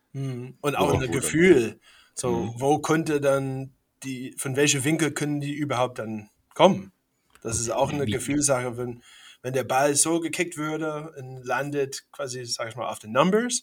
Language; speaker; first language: German; non-native, fluent; English